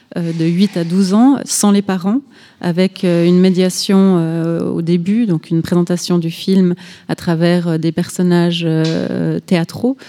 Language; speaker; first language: French; native; French